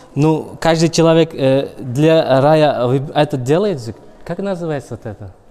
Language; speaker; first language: Russian; non-native, learner; Uzbek